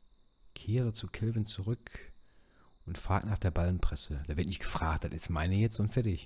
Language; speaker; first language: German; native; German